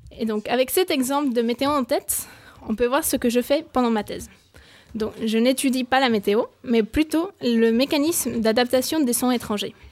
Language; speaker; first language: French; non-native, fluent; Spanish